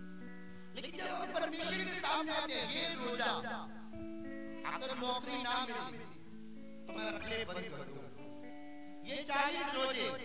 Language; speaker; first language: Hindi; non-native, local second language; Punjabi